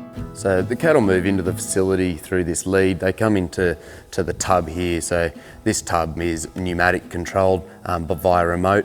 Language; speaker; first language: English; native; English